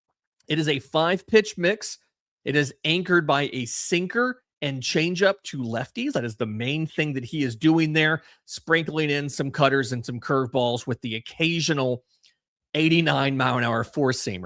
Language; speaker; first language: English; native; English